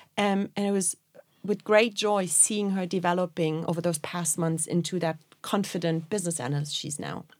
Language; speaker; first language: English; non-native, fluent; German